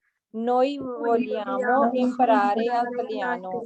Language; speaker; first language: Italian; non-native, learner; Punjabi